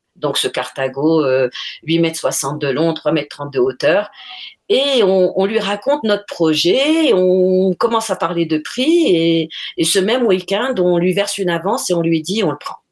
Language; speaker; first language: French; non-native, local second language; Arabic